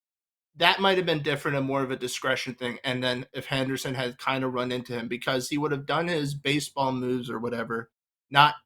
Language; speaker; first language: English; native; English